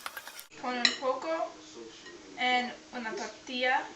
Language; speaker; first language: Spanish; non-native, learner; English